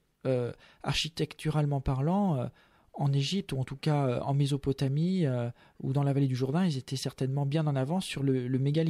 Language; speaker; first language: French; native; French